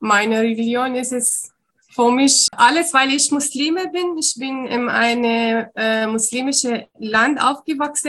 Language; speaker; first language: German; non-native, learner; Arabic